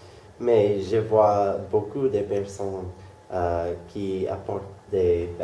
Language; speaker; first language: French; non-native, learner; English